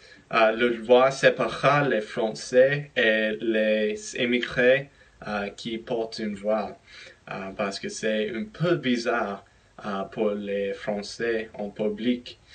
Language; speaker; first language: French; non-native, learner; English